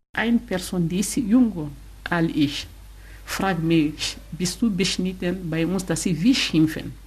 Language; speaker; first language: German; non-native, learner; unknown